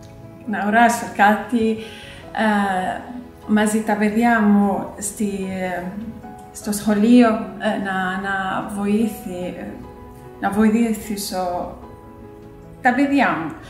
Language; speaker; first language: Greek; non-native, learner; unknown